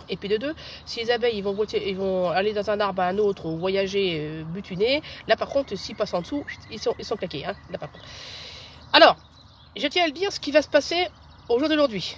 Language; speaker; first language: French; native; French